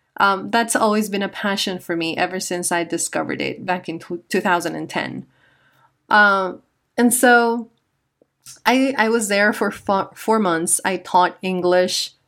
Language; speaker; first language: English; non-native, fluent; Spanish